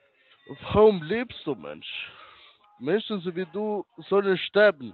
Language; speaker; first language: German; non-native, learner; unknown